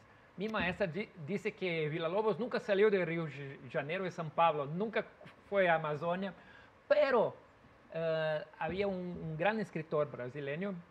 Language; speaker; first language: Spanish; non-native, learner; Portuguese